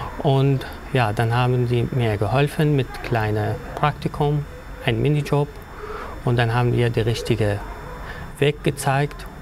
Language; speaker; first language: German; non-native, learner; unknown